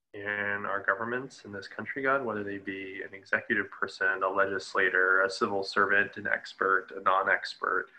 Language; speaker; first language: English; native; English